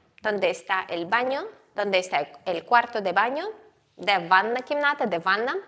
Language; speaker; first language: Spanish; non-native, fluent; Ukrainian